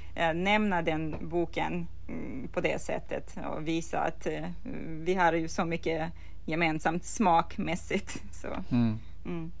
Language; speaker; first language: Swedish; non-native, fluent; Ukrainian